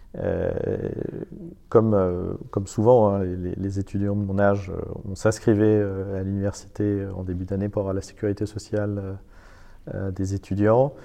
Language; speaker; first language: French; non-native, fluent; Persian